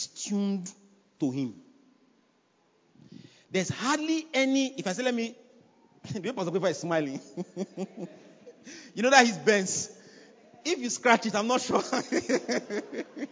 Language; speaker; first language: English; non-native, local second language; Yoruba